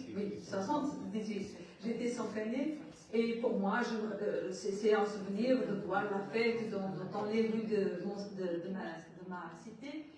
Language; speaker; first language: French; non-native, learner; Portuguese